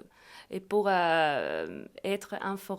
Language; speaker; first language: French; non-native, fluent; Spanish